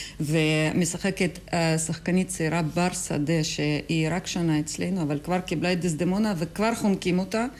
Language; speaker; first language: Hebrew; non-native, fluent; Russian